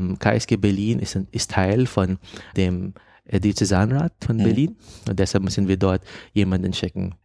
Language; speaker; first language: German; non-native, fluent; Filipino